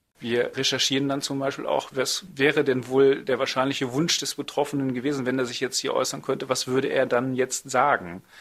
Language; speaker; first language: German; native; German